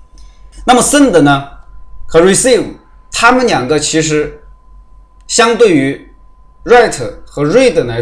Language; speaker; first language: Chinese; native; Chinese